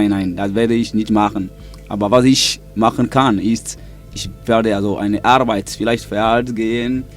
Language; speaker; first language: German; non-native, learner; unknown